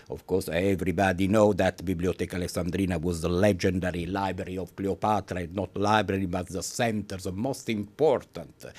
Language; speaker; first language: English; non-native, fluent; Italian